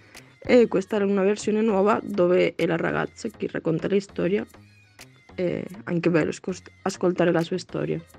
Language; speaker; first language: Italian; non-native, learner; Spanish